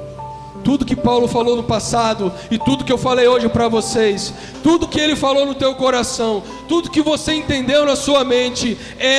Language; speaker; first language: Portuguese; native; Portuguese